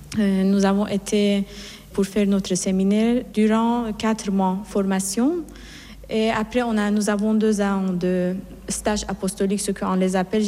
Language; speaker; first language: French; non-native, fluent; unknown